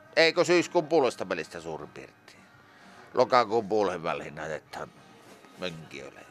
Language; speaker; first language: Finnish; native; Finnish